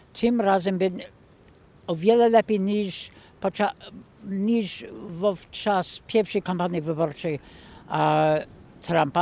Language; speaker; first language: Polish; non-native, fluent; English